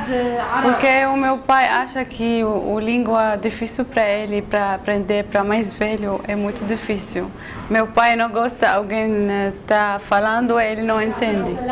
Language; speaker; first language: Portuguese; non-native, learner; Arabic